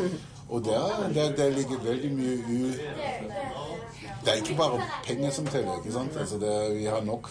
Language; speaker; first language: Norwegian; non-native, fluent; German